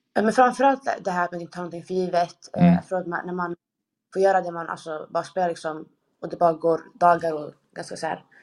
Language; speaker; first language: Swedish; native; Swedish